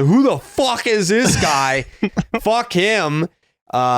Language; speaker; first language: English; native; English